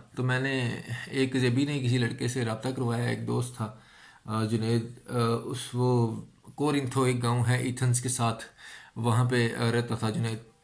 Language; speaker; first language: Urdu; non-native, local second language; Punjabi